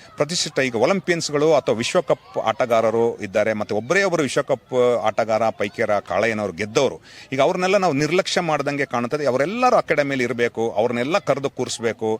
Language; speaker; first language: Kannada; non-native, local second language; Kodava